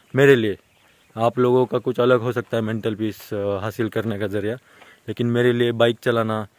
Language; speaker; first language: Hindi; non-native, local second language; Marathi